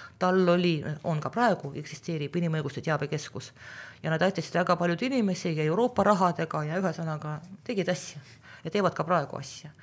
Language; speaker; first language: Estonian; non-native, local second language; Russian